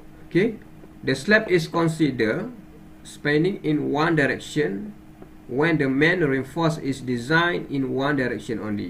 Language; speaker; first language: English; non-native, local second language; Malay